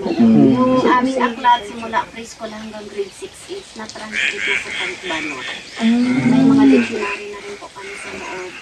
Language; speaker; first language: Filipino; non-native, local second language; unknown